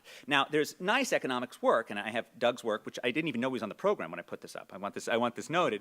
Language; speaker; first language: English; native; English